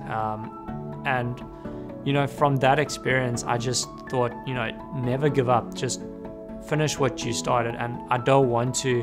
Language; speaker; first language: English; native; English